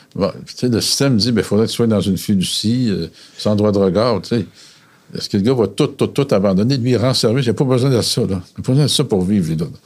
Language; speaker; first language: French; native; French